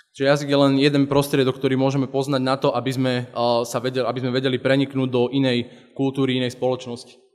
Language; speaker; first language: Slovak; non-native, fluent; Italian